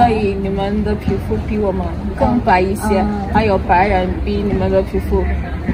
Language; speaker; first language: Chinese; non-native, fluent; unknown